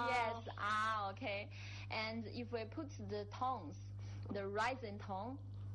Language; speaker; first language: English; non-native, fluent; Chinese